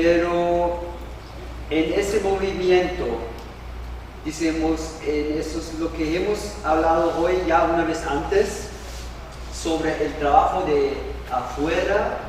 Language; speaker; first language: Spanish; non-native, learner; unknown